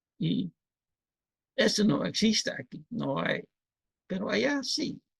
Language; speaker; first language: Spanish; non-native, fluent; Dutch